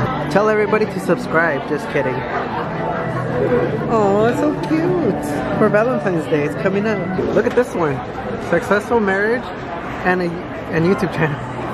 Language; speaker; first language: English; native; English